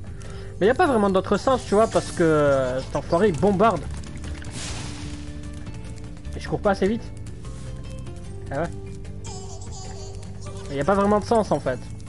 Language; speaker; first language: French; native; French